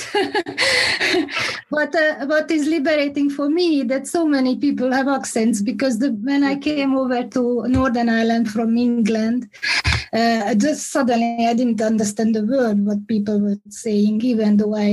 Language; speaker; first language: English; non-native, fluent; Hungarian